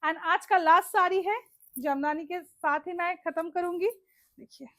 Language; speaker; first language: Hindi; non-native, local second language; Bangla